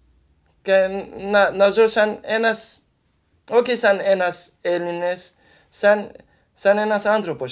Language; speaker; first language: Greek; non-native, learner; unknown